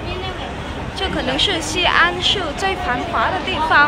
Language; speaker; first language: Chinese; non-native, fluent; Vietnamese